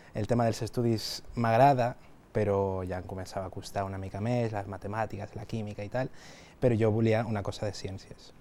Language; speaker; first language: Catalan; non-native, local second language; Spanish